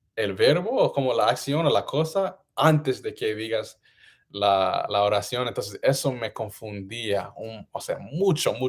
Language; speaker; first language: Spanish; non-native, learner; English